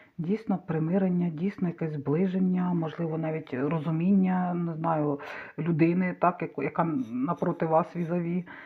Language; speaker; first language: Ukrainian; non-native, local second language; Russian